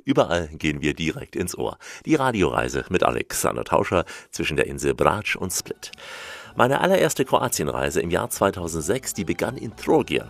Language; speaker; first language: German; native; German